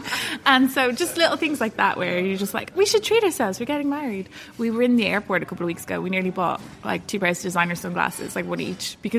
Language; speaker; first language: English; native; English